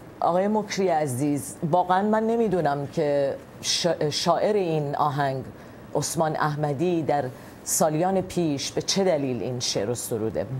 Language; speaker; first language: Persian; non-native, local second language; Kurdish